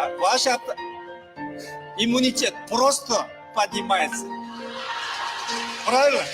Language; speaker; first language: Russian; non-native, learner; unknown